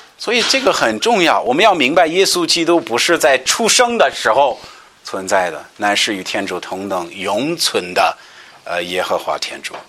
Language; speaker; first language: Chinese; non-native, fluent; English